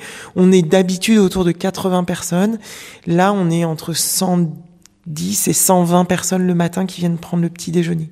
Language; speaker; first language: French; native; French